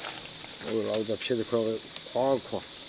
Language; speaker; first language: Chinese; native; Chinese